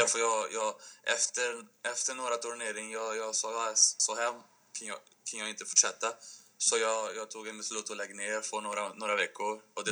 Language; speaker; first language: Swedish; non-native, fluent; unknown